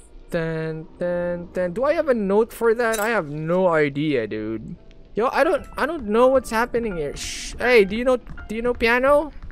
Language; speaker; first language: English; non-native, local second language; Filipino